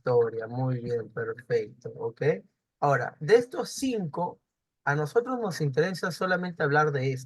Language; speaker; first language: Spanish; native; Spanish